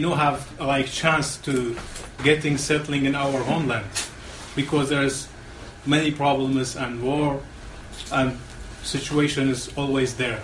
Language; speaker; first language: English; non-native, learner; Arabic